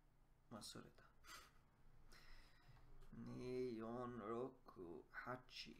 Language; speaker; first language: Japanese; non-native, learner; English